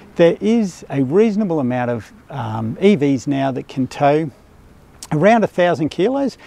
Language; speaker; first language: English; native; English